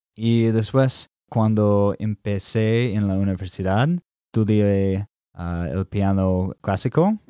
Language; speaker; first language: Spanish; non-native, learner; English